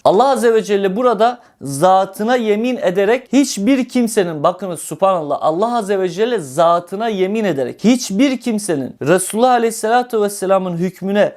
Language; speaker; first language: Turkish; native; Turkish